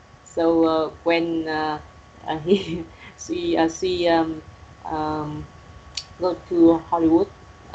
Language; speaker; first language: English; non-native, learner; Vietnamese